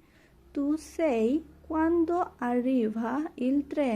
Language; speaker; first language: Italian; non-native, learner; Bangla